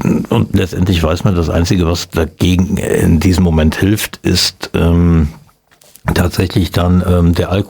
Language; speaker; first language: German; native; German